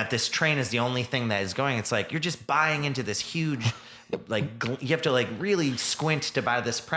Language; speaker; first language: English; native; English